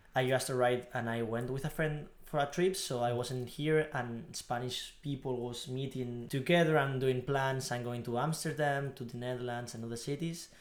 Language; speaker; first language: English; non-native, fluent; Spanish